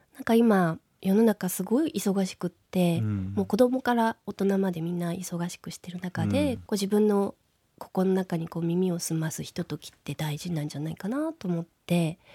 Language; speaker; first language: Japanese; native; Japanese